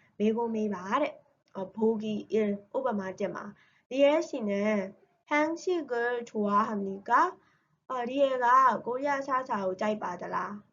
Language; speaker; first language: Korean; non-native, learner; Burmese